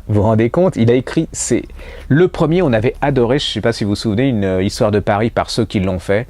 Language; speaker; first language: French; native; French